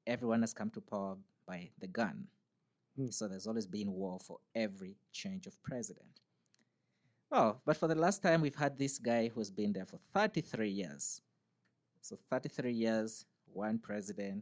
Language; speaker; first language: English; non-native, local second language; Acoli